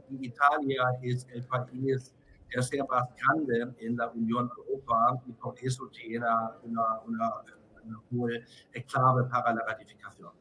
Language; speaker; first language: Spanish; non-native, fluent; German